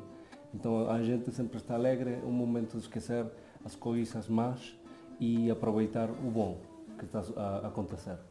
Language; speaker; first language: Portuguese; non-native, fluent; Spanish